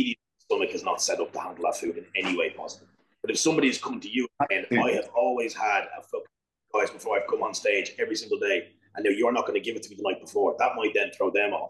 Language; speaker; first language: English; native; English